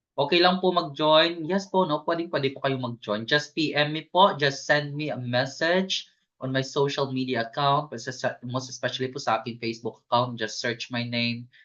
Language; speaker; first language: Filipino; non-native, local second language; Hiligaynon